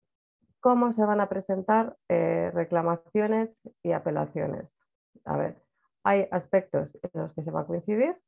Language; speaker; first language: Spanish; native; Spanish